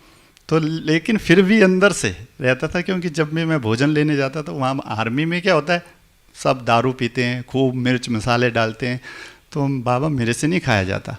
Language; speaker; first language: Hindi; native; Hindi